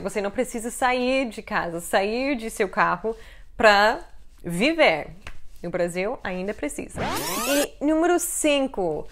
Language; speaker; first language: Portuguese; non-native, fluent; English